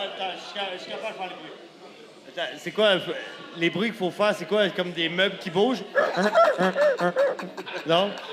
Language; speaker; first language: French; native; French